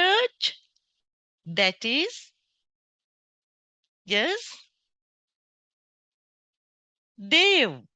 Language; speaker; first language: English; non-native, local second language; Sinhala